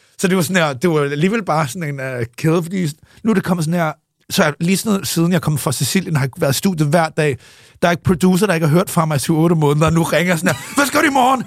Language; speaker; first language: Danish; early bilingual, other home language; English